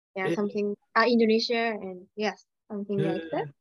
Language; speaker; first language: English; non-native, learner; Japanese